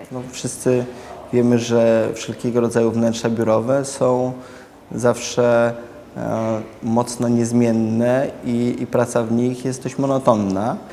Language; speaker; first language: Polish; native; Polish